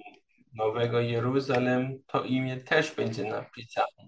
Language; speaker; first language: Polish; non-native, learner; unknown